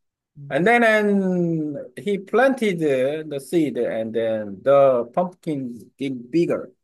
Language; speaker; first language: English; non-native, learner; Korean